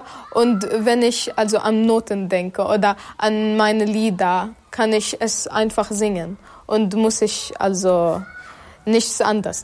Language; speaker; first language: German; non-native, fluent; Arabic